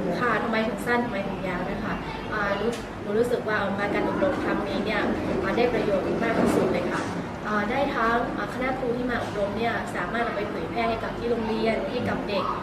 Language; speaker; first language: Thai; native; Thai